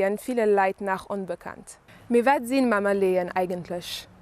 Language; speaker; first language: Luxembourgish; non-native, learner; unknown